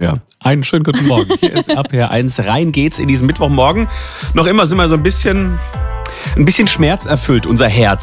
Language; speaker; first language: German; native; German